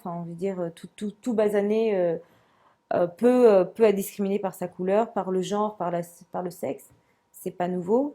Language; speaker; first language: French; non-native, local second language; Comorian